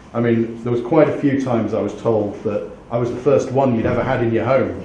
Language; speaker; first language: English; native; English